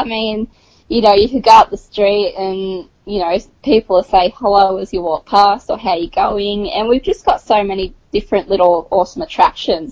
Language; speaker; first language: English; native; English